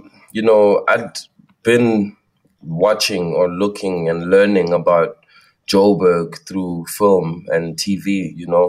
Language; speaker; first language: English; non-native, local second language; Xhosa